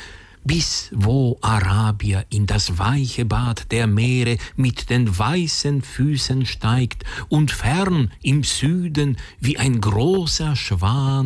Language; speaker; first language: German; native; German